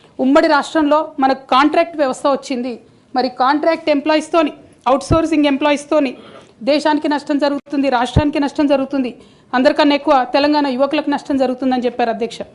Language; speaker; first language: Telugu; native; Telugu